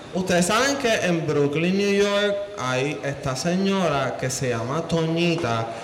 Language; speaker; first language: Spanish; native; Spanish